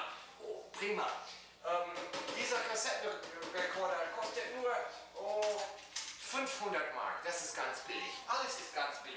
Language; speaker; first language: German; non-native, learner; English